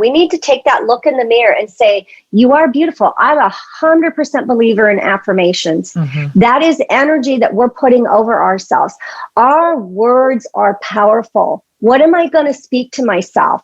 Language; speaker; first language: English; native; English